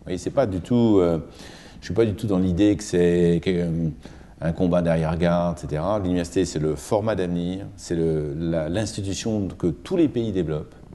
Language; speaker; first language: French; native; French